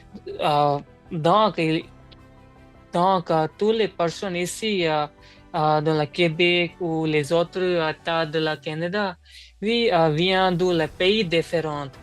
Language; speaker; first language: French; non-native, learner; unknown